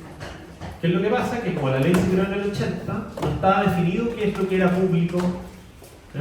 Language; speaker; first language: Spanish; native; Spanish